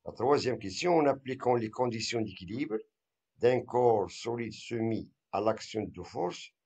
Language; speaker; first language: French; non-native, local second language; Arabic